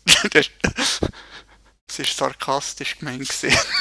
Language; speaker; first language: German; native; German